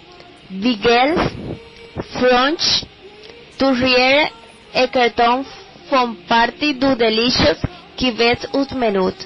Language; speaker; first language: French; non-native, learner; Spanish